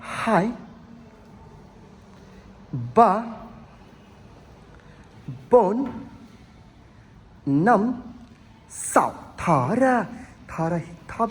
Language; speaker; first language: Vietnamese; non-native, learner; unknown